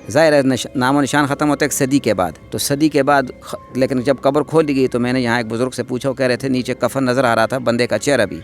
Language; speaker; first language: Urdu; non-native, local second language; Northern Hindko